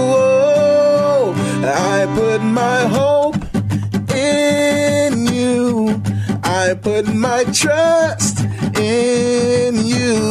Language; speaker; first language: English; native; English